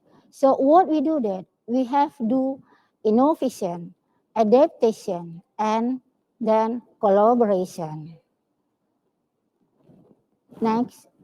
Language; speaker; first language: English; non-native, learner; Indonesian